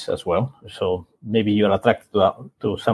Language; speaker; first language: English; non-native, fluent; Spanish